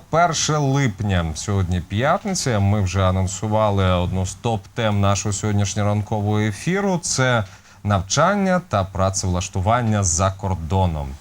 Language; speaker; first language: Ukrainian; native; Ukrainian